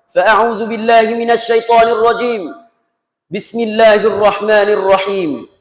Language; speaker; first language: Arabic; non-native, fluent; Bangla